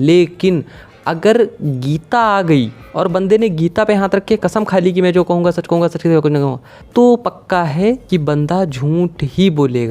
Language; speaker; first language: Hindi; native; Hindi